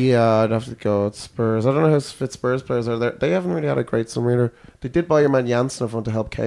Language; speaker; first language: English; native; English